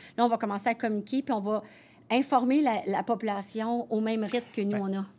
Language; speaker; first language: French; native; French